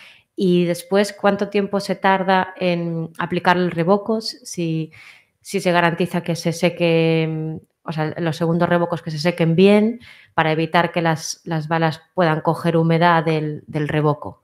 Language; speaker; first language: Spanish; native; Spanish